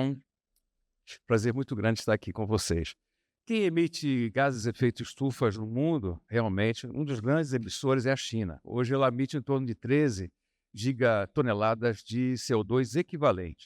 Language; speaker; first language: Portuguese; native; Portuguese